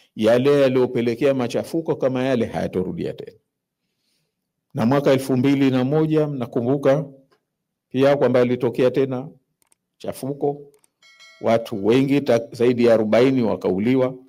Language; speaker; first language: Swahili; native; Swahili